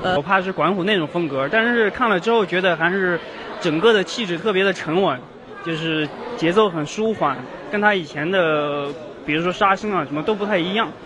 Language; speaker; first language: Chinese; native; Chinese